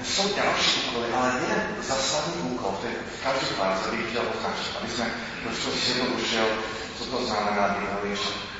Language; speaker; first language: Czech; non-native, fluent; English